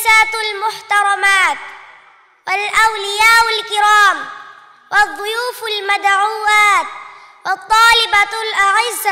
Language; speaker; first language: Arabic; non-native, learner; Bangla